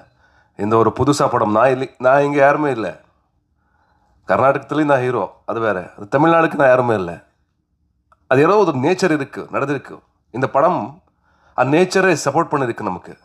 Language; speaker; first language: Tamil; non-native, learner; Kannada